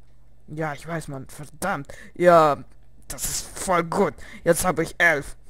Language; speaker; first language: German; early bilingual, other home language; Russian